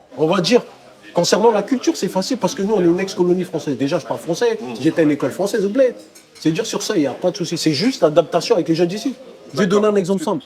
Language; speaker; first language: French; early bilingual, other home language; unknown